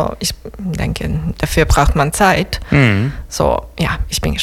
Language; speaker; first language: German; non-native, fluent; Serbian